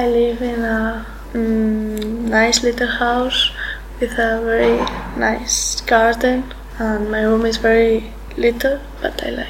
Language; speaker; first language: English; non-native, learner; Spanish